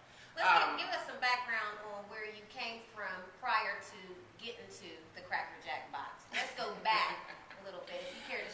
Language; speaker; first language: English; native; English